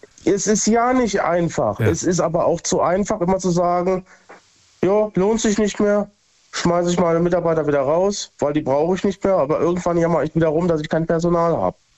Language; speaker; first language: German; native; German